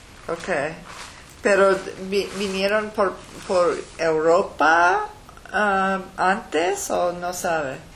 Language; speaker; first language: Spanish; non-native, learner; English